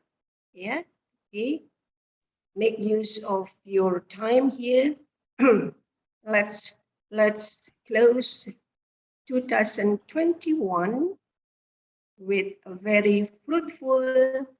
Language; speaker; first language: English; non-native, fluent; Indonesian